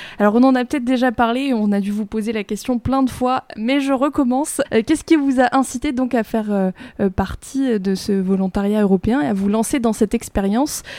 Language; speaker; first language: French; native; French